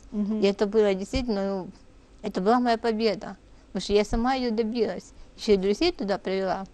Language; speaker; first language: Russian; native; Russian